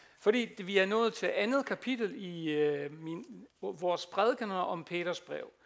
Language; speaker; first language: Danish; non-native, fluent; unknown